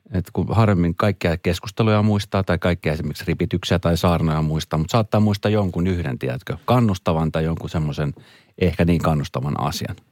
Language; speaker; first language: Finnish; early bilingual, other home language; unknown